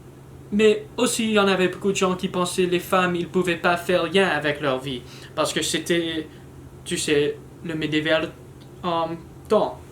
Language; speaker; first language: French; non-native, learner; English